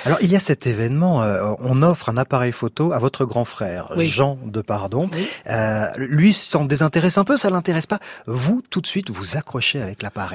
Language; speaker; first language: French; native; French